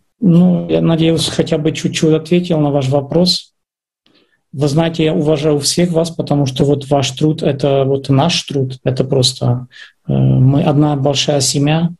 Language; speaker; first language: Russian; non-native, fluent; Czech